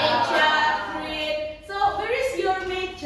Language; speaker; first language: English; non-native, learner; Indonesian